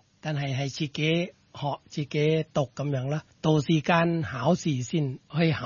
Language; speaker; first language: Cantonese; non-native, fluent; Thai